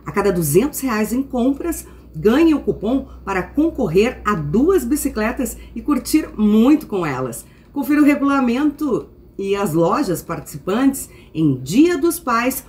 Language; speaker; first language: Portuguese; native; Portuguese